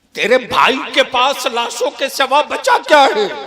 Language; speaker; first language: Urdu; native; Urdu